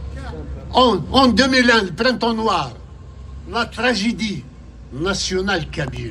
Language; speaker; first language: French; non-native, local second language; Kabyle